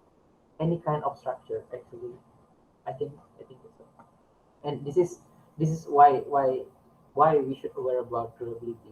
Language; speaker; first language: English; non-native, learner; Indonesian